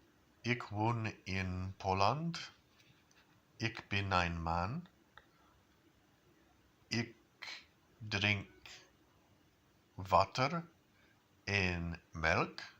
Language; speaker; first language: Dutch; non-native, learner; English